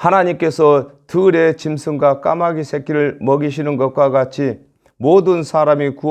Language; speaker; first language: Korean; native; Korean